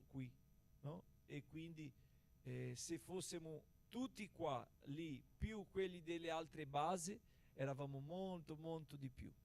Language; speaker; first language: Italian; non-native, fluent; Portuguese